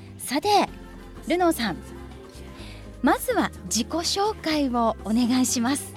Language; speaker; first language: Japanese; native; Japanese